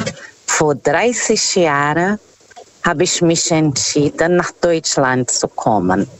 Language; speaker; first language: German; non-native, fluent; Portuguese